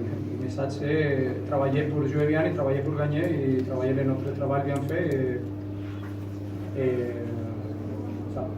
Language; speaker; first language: French; non-native, fluent; Spanish